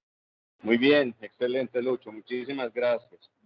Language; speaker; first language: Spanish; native; Spanish